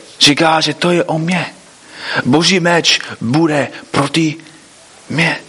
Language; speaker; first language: Czech; non-native, fluent; English